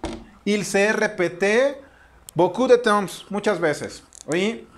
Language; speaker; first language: French; non-native, learner; Spanish